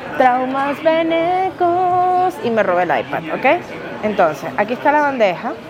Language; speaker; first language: Spanish; native; Spanish